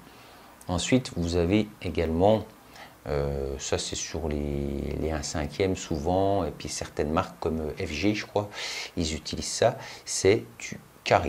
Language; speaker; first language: French; native; French